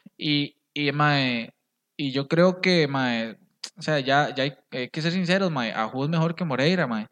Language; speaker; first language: Spanish; native; Spanish